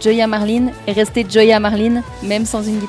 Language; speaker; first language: French; native; French